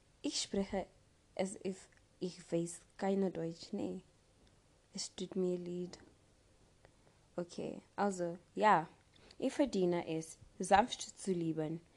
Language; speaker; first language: German; non-native, learner; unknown